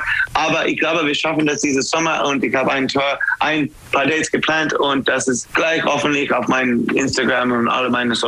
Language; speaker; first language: German; non-native, learner; English